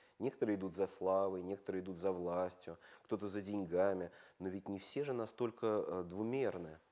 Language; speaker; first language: Russian; native; Russian